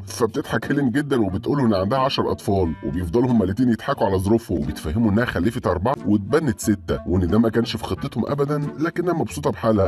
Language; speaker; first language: Arabic; native; Arabic